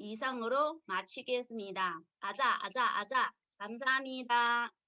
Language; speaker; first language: Korean; non-native, learner; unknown